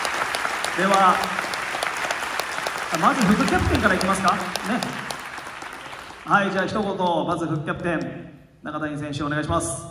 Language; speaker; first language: Japanese; native; Japanese